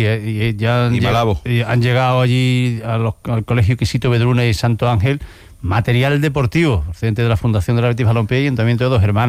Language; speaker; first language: Spanish; native; Spanish